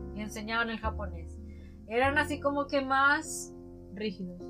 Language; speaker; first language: Spanish; early bilingual, heritage; Japanese